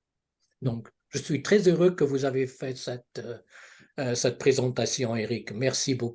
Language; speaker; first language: French; non-native, fluent; Russian